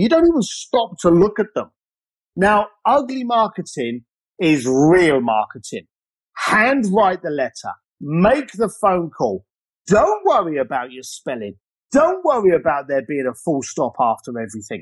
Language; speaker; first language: English; native; English